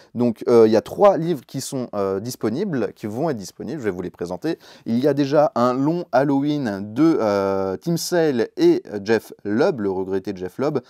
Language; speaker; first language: French; native; French